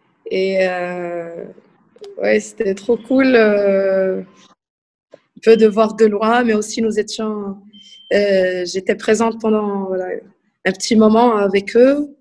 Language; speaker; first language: French; non-native, local second language; Arabic